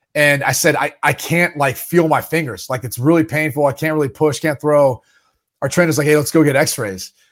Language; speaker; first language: English; native; English